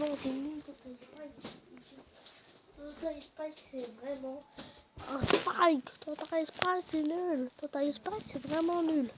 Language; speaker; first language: French; native; French